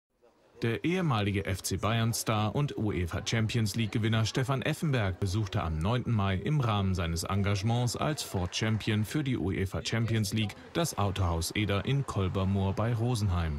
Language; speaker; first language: German; native; German